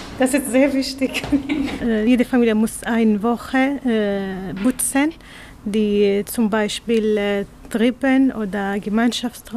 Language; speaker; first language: German; non-native, learner; Arabic